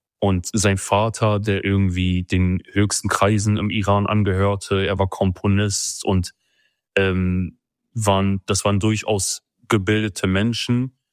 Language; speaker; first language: German; early bilingual, other home language; Kurdish